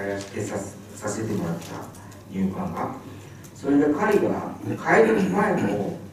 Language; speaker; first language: Japanese; non-native, fluent; Burmese